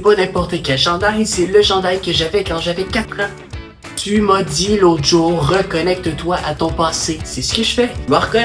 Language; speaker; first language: French; native; French